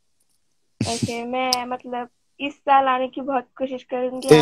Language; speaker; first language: Hindi; non-native, learner; Bangla